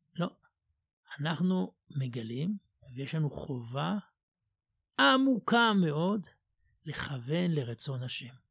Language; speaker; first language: Hebrew; native; Hebrew